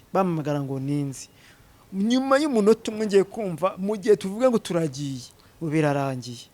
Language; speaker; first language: Kinyarwanda; native; Kinyarwanda